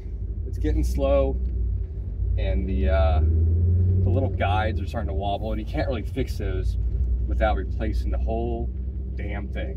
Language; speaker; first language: English; native; English